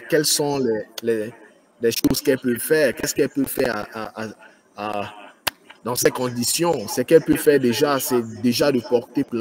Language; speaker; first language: French; non-native, fluent; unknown